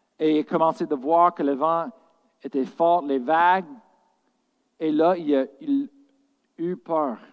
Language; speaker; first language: French; non-native, fluent; English